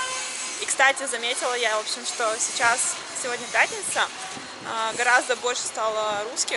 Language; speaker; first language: Russian; native; Russian